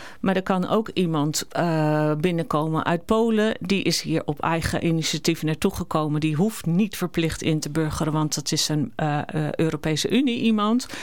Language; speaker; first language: Dutch; native; Dutch